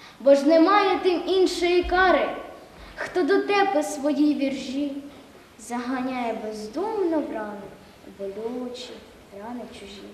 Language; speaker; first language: Ukrainian; native; Ukrainian